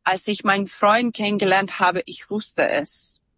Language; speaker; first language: German; non-native, fluent; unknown